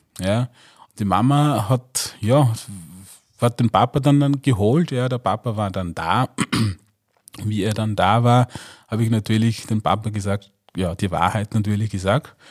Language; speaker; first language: German; non-native, fluent; Mossi